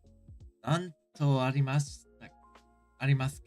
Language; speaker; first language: Japanese; non-native, learner; English